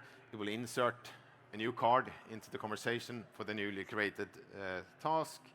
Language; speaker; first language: English; non-native, fluent; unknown